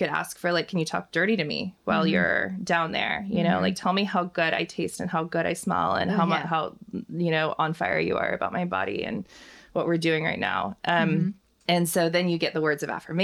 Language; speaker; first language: English; native; English